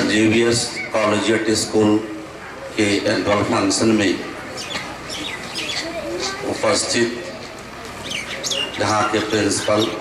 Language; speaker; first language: Hindi; native; Hindi